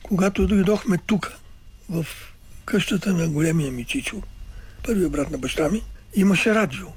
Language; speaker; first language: Bulgarian; early bilingual, other home language; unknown